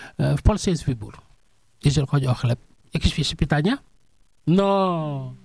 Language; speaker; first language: Polish; non-native, fluent; Serer